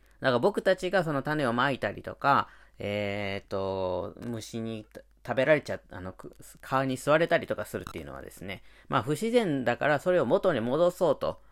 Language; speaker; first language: Japanese; native; Japanese